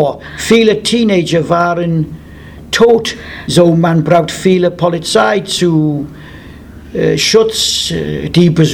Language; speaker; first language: German; non-native, learner; English